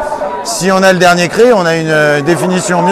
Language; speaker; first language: French; native; French